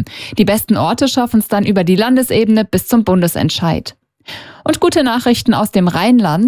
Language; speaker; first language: German; native; German